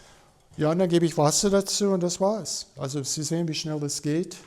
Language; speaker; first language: German; non-native, fluent; English